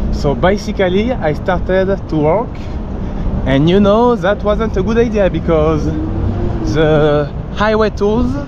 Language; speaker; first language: English; non-native, fluent; French